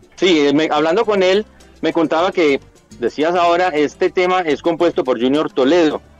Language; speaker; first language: Spanish; native; Spanish